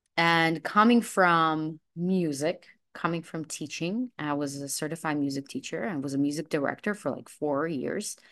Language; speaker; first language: English; non-native, fluent; Russian